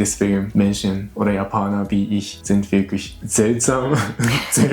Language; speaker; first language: German; non-native, learner; Japanese